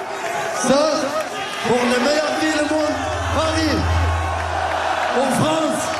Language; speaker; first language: French; non-native, learner; Arabic